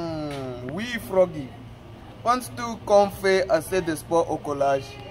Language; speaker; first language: French; non-native, learner; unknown